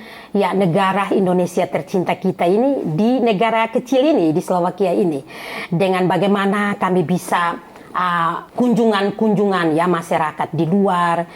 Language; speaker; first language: Indonesian; non-native, fluent; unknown